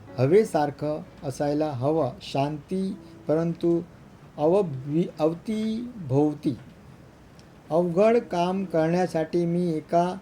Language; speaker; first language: Marathi; non-native, local second language; Gujarati